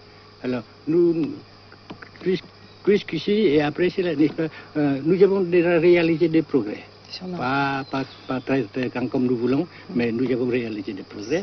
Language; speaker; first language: French; non-native, local second language; Vietnamese